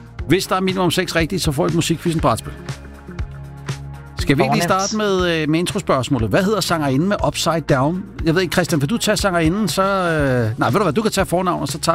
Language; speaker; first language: Danish; native; Danish